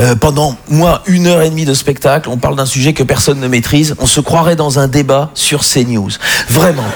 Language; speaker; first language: French; native; French